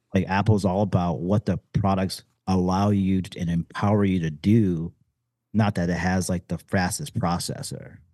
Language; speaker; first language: English; native; English